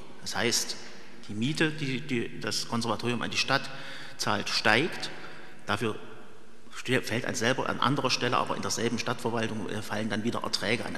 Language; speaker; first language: German; native; German